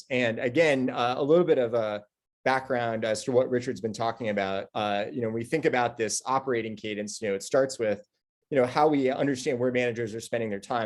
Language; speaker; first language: English; native; English